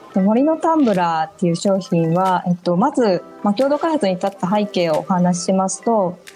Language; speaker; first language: Japanese; native; Japanese